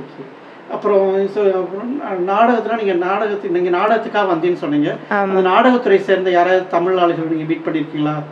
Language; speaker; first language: Tamil; native; Tamil